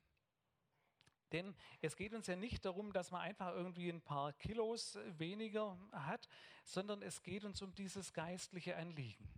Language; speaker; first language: German; native; German